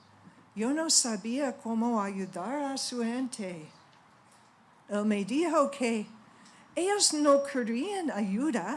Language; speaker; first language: Spanish; non-native, fluent; English